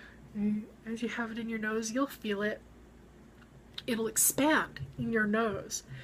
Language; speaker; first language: English; native; English